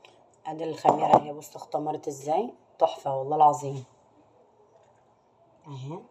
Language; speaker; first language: Arabic; native; Arabic